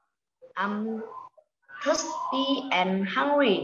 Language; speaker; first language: English; non-native, learner; Vietnamese